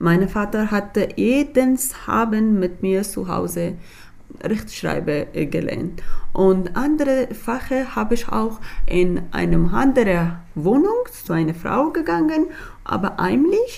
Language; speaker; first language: German; non-native, learner; Persian